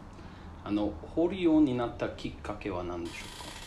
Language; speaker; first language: Japanese; non-native, learner; English